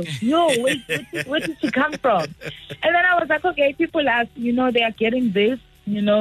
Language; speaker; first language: English; non-native, local second language; Zulu